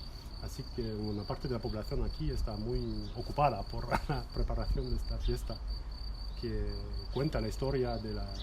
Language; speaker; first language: Spanish; non-native, fluent; French